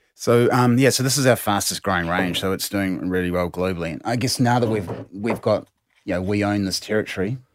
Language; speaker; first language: English; native; English